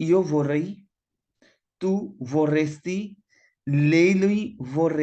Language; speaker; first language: Italian; non-native, learner; Hindi